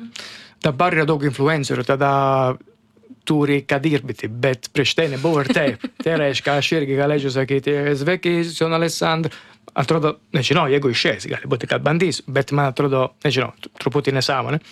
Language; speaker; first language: Lithuanian; non-native, learner; Italian